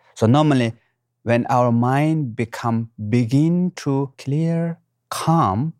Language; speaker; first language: English; non-native, local second language; Tibetan